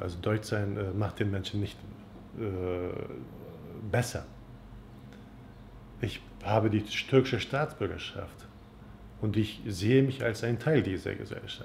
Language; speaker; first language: German; non-native, fluent; Turkish